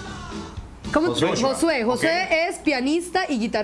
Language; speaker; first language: Spanish; native; Spanish